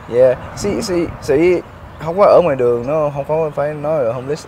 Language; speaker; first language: Vietnamese; early bilingual, heritage; Vietnamese